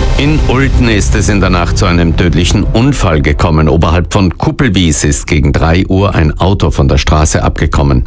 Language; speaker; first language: German; native; German